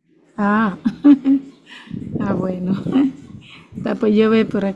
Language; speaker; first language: Spanish; native; Spanish